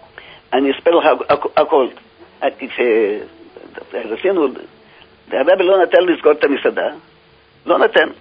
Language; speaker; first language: Hebrew; non-native, fluent; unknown